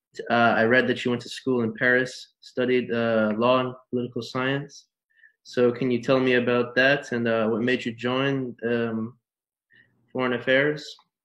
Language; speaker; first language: English; native; English